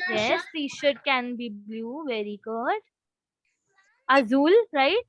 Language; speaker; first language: English; non-native, local second language; Hindi